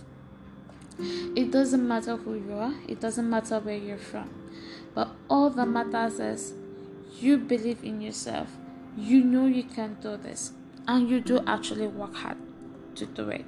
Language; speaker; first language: English; non-native, local second language; Igbo